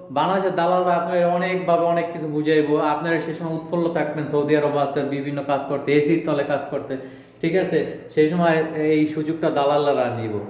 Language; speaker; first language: Bangla; native; Bangla